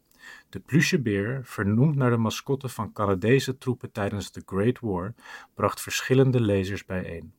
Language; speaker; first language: Dutch; native; Dutch